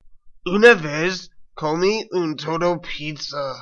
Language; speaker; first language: Spanish; non-native, learner; English